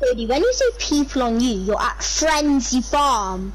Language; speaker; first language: English; native; English